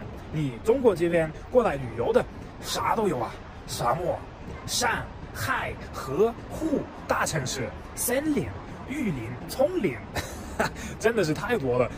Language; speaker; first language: Chinese; non-native, fluent; German